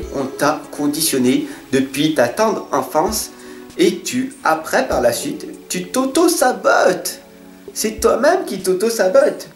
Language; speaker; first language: French; native; French